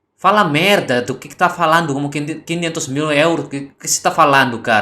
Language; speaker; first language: Portuguese; non-native, learner; Indonesian